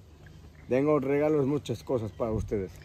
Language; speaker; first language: Spanish; non-native, local second language; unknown